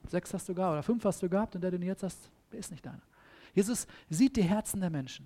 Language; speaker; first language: German; native; German